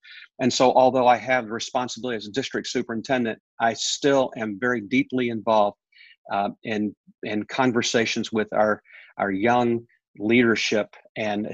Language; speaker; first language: English; native; English